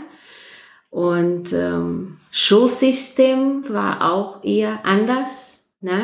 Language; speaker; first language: German; non-native, fluent; Portuguese